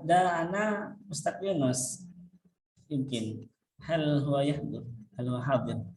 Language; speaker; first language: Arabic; non-native, fluent; Indonesian